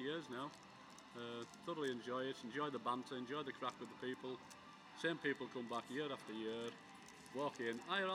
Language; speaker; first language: English; native; English